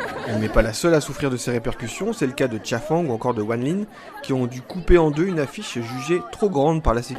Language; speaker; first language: French; native; French